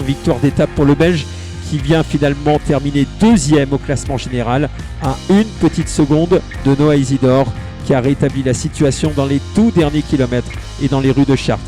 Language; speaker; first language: French; native; French